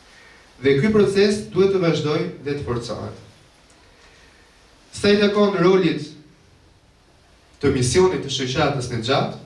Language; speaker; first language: Albanian; native; Albanian